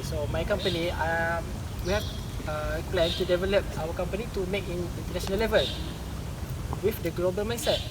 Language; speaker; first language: English; non-native, learner; Malay